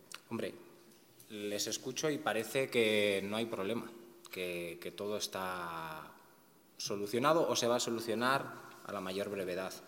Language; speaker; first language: Spanish; native; Spanish